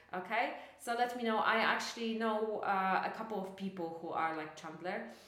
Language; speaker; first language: English; non-native, fluent; Polish